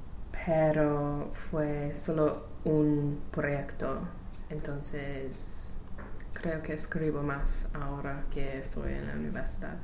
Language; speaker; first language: Spanish; non-native, learner; English